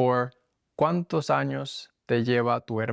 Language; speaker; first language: Spanish; non-native, fluent; English